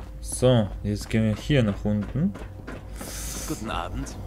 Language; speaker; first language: German; non-native, fluent; Polish